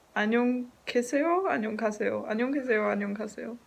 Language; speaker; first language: Korean; non-native, learner; English